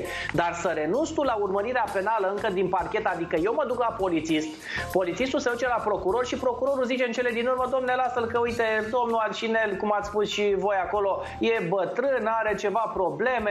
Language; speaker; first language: Romanian; native; Romanian